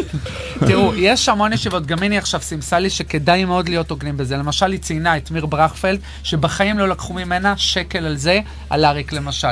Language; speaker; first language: Hebrew; native; Hebrew